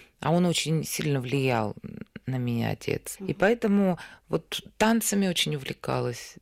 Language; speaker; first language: Russian; native; Russian